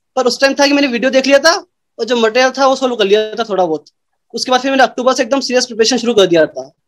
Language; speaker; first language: Hindi; native; Hindi